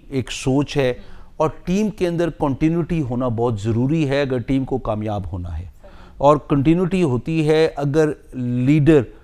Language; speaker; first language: Urdu; non-native, local second language; Punjabi